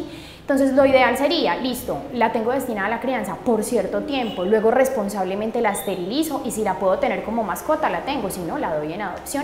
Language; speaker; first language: Spanish; native; Spanish